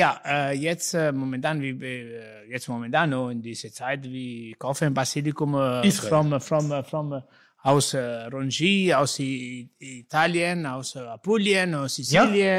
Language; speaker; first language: German; non-native, learner; Italian